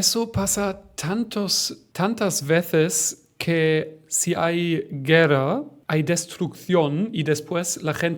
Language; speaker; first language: Spanish; non-native, fluent; German